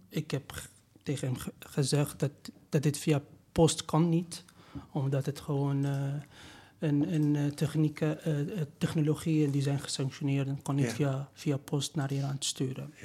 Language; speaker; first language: Dutch; non-native, learner; Persian